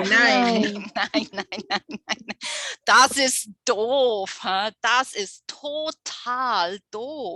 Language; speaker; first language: German; non-native, fluent; English